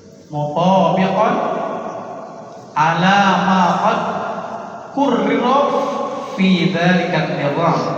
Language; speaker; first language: Arabic; non-native, fluent; Indonesian